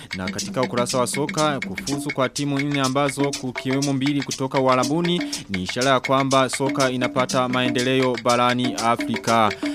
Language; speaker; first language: Swahili; non-native, local second language; Rundi